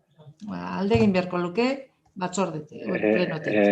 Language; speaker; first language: Basque; non-native, local second language; Spanish